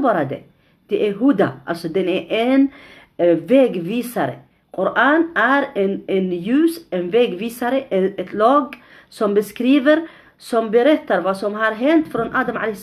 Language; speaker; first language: Swedish; non-native, fluent; Arabic